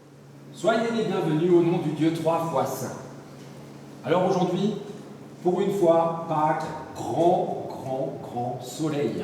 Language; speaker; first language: French; native; French